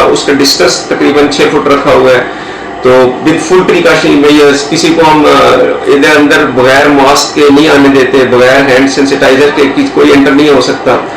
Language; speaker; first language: Urdu; non-native, local second language; Punjabi